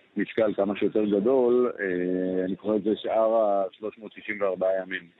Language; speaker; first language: Hebrew; native; Hebrew